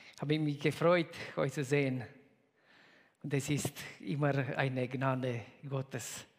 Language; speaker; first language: German; non-native, fluent; Romanian